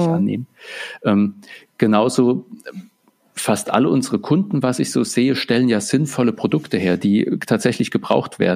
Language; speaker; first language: German; native; German